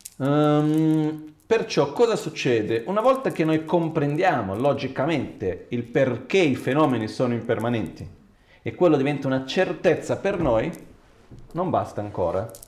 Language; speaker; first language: Italian; non-native, fluent; Portuguese